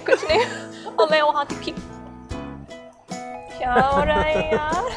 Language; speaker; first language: Hindi; non-native, learner; English